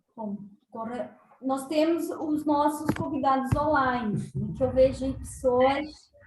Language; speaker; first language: Portuguese; native; Portuguese